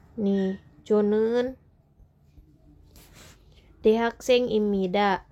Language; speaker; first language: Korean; non-native, fluent; Indonesian